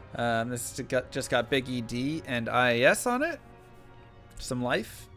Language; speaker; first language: English; native; English